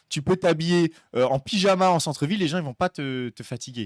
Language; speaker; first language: French; native; French